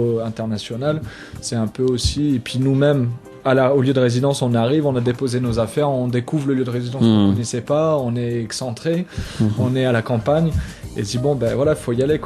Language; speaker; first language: French; native; French